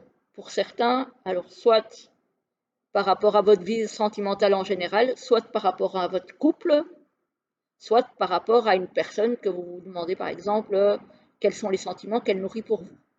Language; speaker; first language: French; native; French